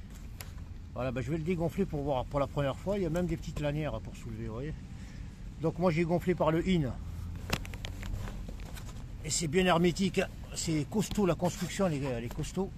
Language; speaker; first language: French; non-native, local second language; Arabic